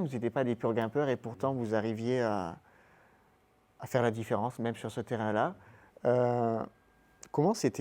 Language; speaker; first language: French; native; French